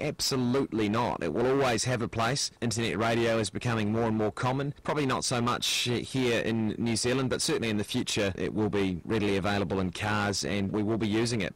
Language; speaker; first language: English; native; English